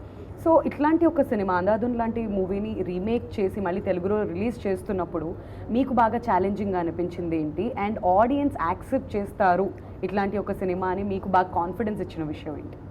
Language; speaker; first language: Telugu; native; Telugu